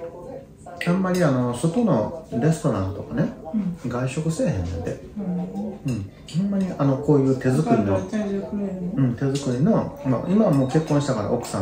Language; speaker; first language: Japanese; native; Japanese